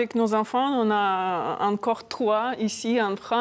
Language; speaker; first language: French; non-native, fluent; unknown